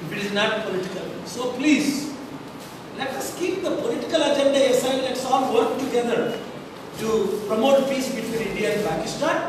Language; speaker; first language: English; non-native, local second language; Telugu